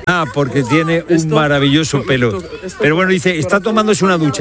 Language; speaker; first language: Spanish; native; Spanish